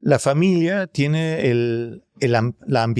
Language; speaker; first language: Spanish; non-native, learner; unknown